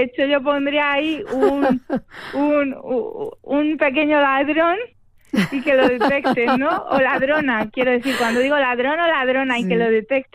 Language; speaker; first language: Spanish; native; Spanish